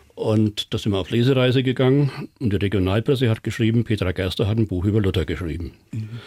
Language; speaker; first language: German; native; German